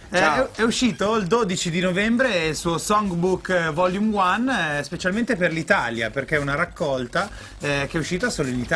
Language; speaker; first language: Italian; native; Italian